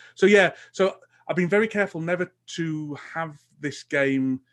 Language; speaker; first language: English; native; English